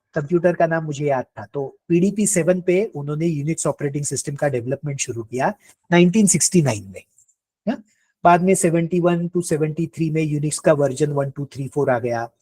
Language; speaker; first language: Hindi; non-native, local second language; Marathi